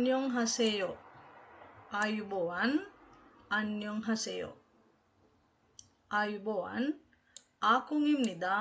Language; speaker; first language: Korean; non-native, fluent; Sinhala